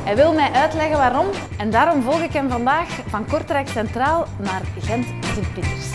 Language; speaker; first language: Dutch; native; Dutch